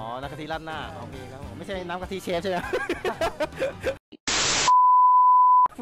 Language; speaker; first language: Thai; native; Thai